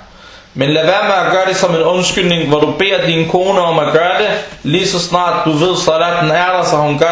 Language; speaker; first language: Danish; non-native, fluent; Arabic